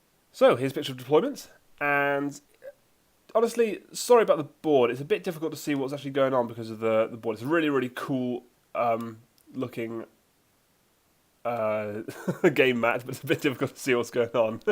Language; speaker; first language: English; native; English